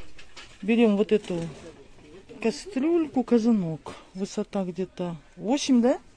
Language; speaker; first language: Russian; native; Russian